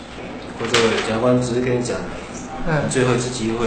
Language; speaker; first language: Chinese; native; Chinese